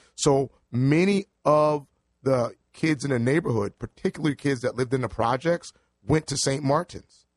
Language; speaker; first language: English; native; English